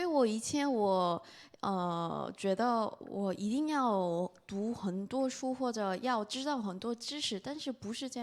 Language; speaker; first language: Chinese; non-native, fluent; Korean